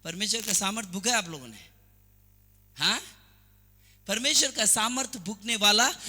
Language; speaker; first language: Hindi; non-native, local second language; Assamese